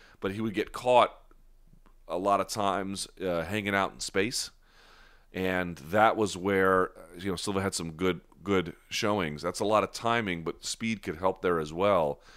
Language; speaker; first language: English; native; English